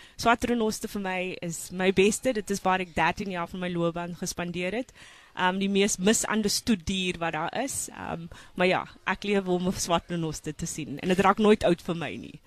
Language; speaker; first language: Afrikaans; non-native, local second language; English